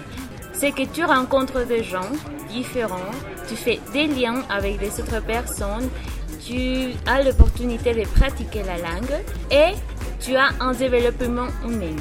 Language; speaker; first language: French; non-native, fluent; Spanish